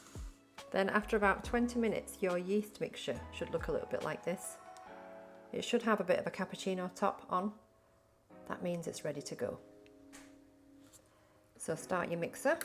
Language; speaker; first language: English; native; English